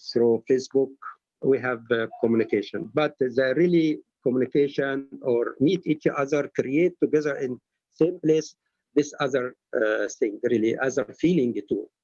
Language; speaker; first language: English; non-native, learner; Arabic